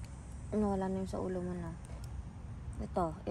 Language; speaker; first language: Filipino; non-native, local second language; Iloko